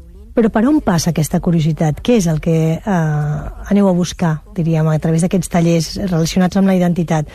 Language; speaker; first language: Catalan; native; Catalan